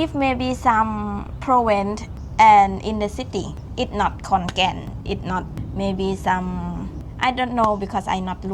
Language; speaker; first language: English; non-native, learner; Thai